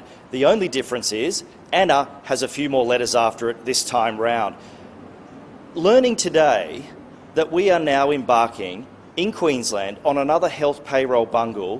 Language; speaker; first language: English; native; English